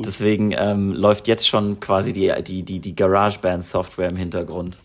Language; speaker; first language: German; native; German